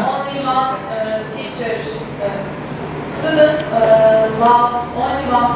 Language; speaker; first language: English; non-native, learner; Turkish